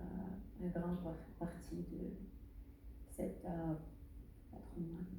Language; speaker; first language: French; non-native, learner; Arabic